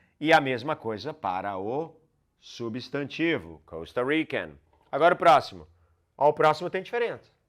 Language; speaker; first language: Portuguese; non-native, fluent; English